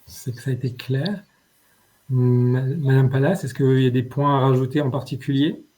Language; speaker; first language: French; native; French